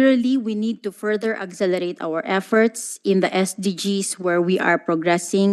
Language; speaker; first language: English; non-native, local second language; Filipino